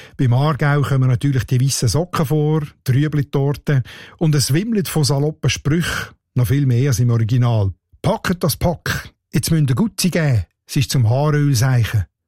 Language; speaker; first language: German; native; German